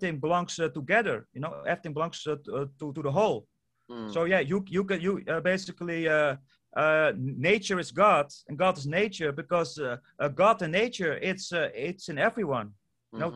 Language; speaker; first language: English; non-native, fluent; Dutch